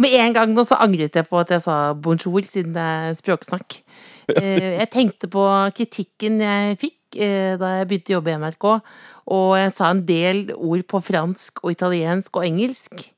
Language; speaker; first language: Norwegian; native; Norwegian